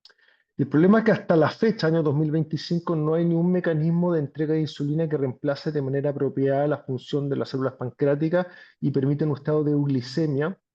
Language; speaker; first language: Spanish; native; Spanish